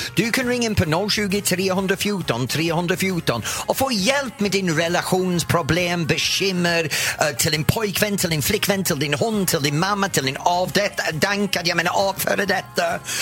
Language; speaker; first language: Swedish; non-native, fluent; English